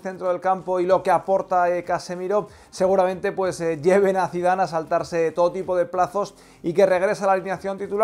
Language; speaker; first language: Spanish; native; Spanish